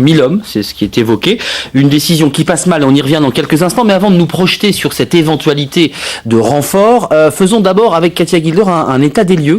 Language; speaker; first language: French; native; French